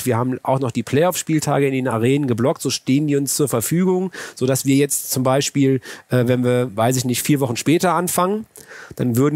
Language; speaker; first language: German; native; German